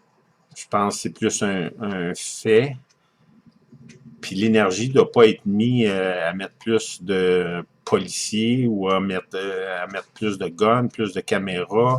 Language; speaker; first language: French; native; French